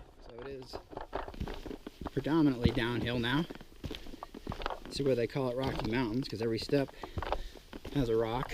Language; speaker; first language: English; native; English